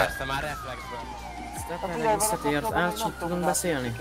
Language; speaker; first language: Hungarian; native; Hungarian